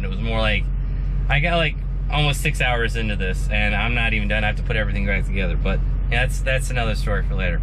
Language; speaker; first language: English; native; English